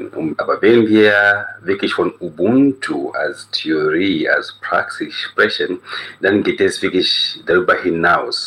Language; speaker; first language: German; non-native, fluent; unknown